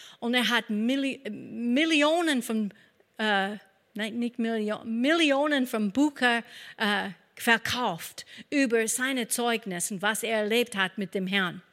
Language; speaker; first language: German; non-native, fluent; English